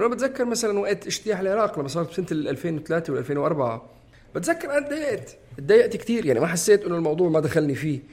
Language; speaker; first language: Arabic; native; Arabic